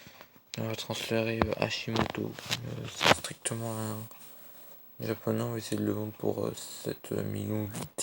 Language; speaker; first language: French; native; French